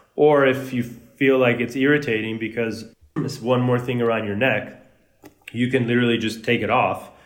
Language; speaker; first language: English; early bilingual, other home language; Spanish